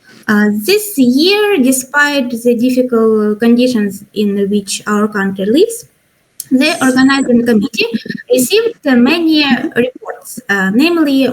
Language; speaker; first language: English; non-native, learner; Ukrainian